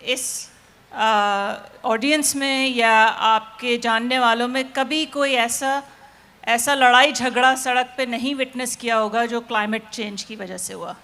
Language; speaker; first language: Urdu; native; Urdu